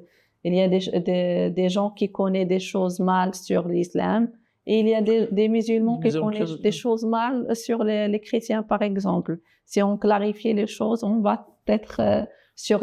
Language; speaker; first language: French; non-native, local second language; Arabic